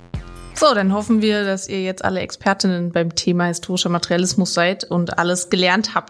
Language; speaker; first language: German; native; German